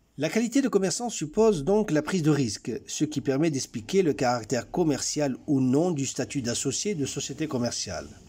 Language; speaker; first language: French; non-native, local second language; Arabic